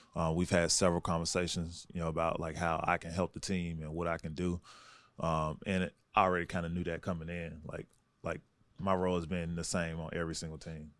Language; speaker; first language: English; native; English